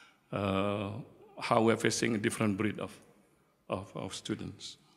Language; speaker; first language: English; non-native, local second language; Malay